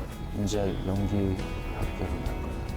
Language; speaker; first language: Korean; early bilingual, heritage; English